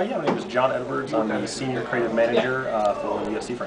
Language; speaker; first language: English; native; English